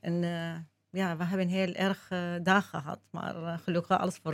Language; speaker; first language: Dutch; non-native, learner; Arabic